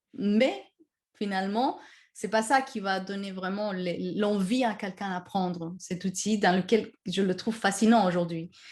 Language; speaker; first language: French; non-native, fluent; Spanish